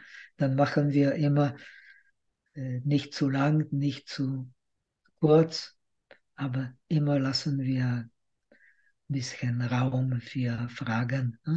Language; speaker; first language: German; non-native, fluent; Czech